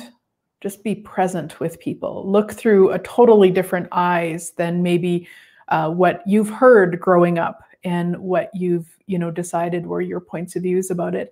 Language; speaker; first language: English; native; English